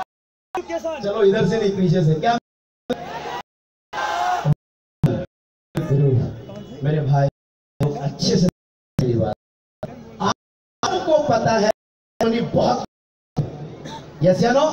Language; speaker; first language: Hindi; native; Hindi